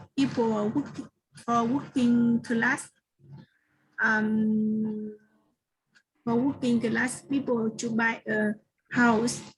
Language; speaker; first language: English; non-native, learner; Vietnamese